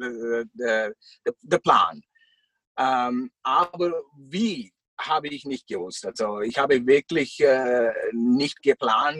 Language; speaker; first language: German; non-native, fluent; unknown